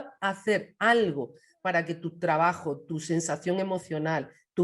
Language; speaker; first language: Spanish; native; Spanish